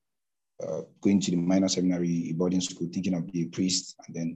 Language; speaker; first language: English; non-native, local second language; Hausa